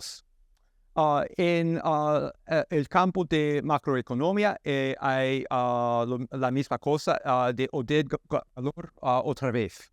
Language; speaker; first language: Spanish; non-native, learner; English